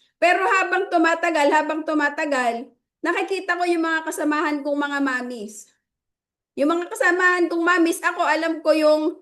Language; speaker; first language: Filipino; native; Filipino